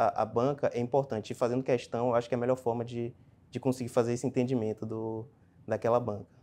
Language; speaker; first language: Portuguese; native; Portuguese